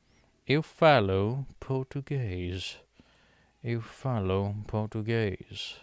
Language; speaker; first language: Portuguese; non-native, learner; English